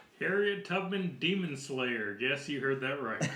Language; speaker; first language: English; native; English